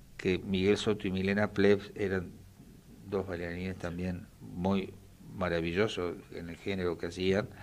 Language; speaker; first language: Spanish; native; Spanish